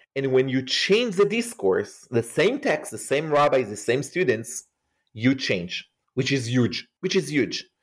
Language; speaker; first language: English; non-native, fluent; Hebrew